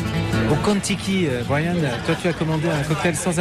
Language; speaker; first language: French; native; French